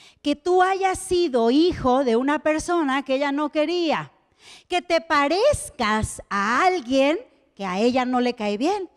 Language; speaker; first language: Spanish; native; Spanish